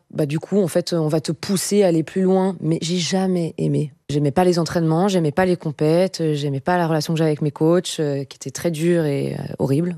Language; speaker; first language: French; native; French